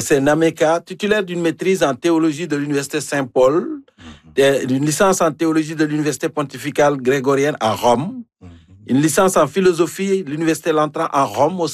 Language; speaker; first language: French; native; French